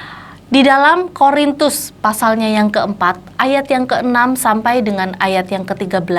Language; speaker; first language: Indonesian; native; Indonesian